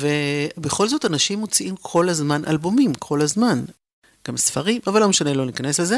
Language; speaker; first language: Hebrew; native; Hebrew